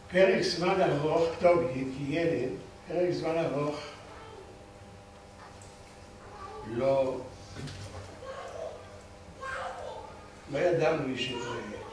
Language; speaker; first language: Hebrew; early bilingual, other home language; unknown